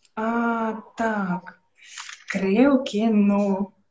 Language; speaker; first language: Spanish; non-native, learner; Russian